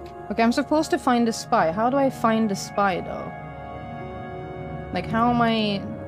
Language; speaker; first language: English; non-native, fluent; Swedish